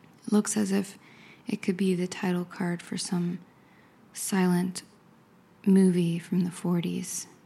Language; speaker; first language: English; native; English